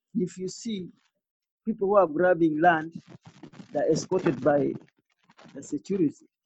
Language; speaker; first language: English; non-native, local second language; Ganda